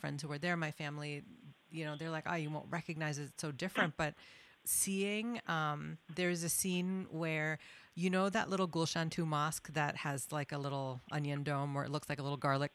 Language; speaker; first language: English; non-native, local second language; Bangla